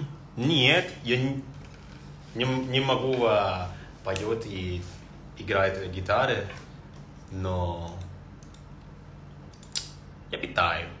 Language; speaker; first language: Russian; non-native, learner; Indonesian